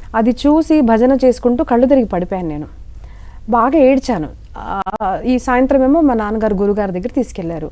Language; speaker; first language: Telugu; non-native, local second language; Marathi